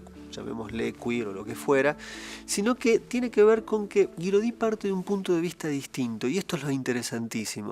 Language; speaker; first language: Spanish; native; Spanish